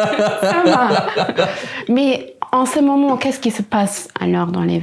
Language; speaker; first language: French; non-native, local second language; Luxembourgish